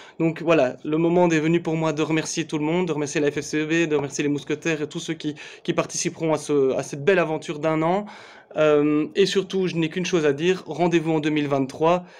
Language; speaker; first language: French; native; French